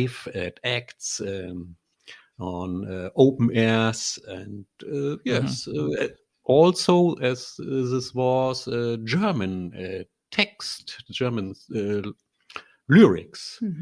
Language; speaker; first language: English; non-native, learner; German